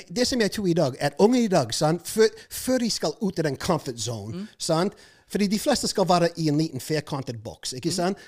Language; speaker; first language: Norwegian; non-native, fluent; English